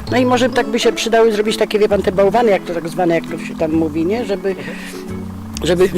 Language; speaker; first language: Polish; native; Polish